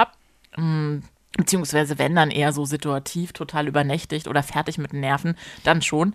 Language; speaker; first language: German; native; German